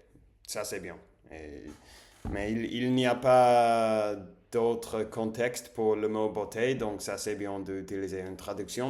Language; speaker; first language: French; non-native, learner; English